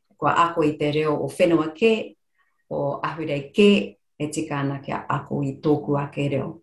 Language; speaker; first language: Māori; non-native, local second language; English